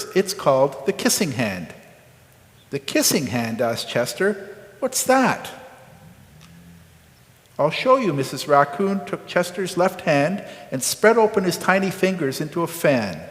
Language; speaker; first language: English; native; English